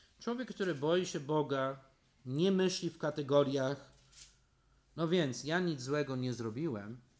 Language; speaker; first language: Polish; non-native, fluent; English